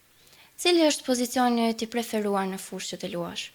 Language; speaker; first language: Albanian; native; Albanian